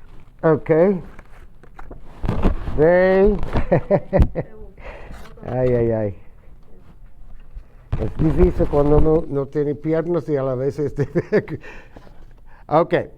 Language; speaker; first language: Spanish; non-native, fluent; English